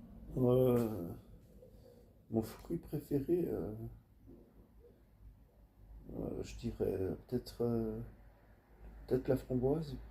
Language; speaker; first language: French; native; French